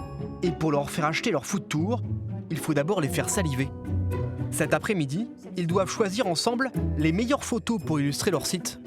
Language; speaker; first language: French; native; French